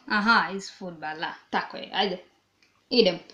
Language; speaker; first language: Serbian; non-native, learner; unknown